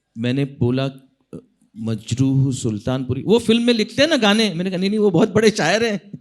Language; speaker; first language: Hindi; non-native, local second language; Marathi